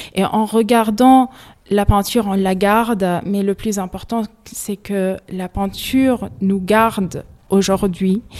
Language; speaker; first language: French; non-native, fluent; Arabic